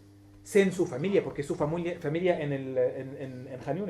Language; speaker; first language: Spanish; non-native, learner; Arabic